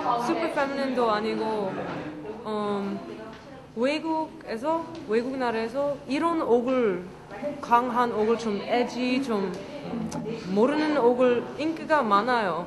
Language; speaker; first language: Korean; non-native, learner; Dutch